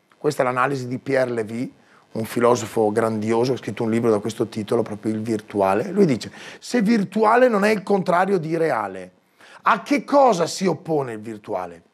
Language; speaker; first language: Italian; native; Italian